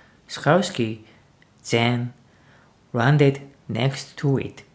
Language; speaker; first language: English; non-native, learner; Japanese